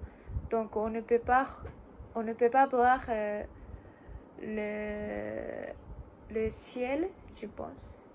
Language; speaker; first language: French; non-native, learner; Japanese